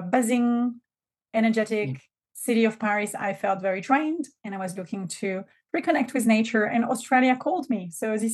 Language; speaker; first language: English; non-native, fluent; French